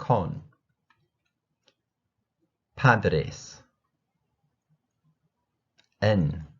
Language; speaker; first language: Spanish; non-native, fluent; English